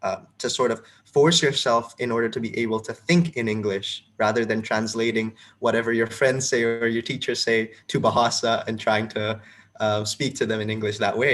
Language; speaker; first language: English; non-native, fluent; Indonesian